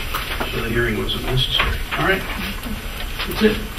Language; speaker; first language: English; native; English